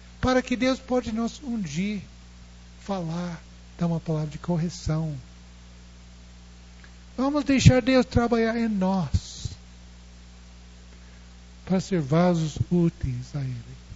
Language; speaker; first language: Portuguese; non-native, fluent; English